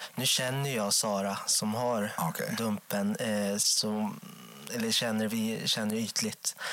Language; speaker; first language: Swedish; native; Swedish